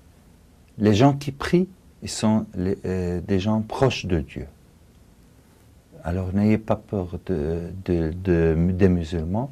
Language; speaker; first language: French; non-native, fluent; Arabic